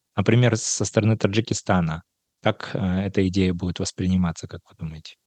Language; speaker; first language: Russian; non-native, local second language; Kazakh